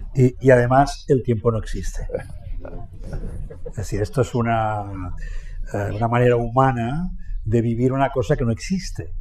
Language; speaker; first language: Spanish; native; Spanish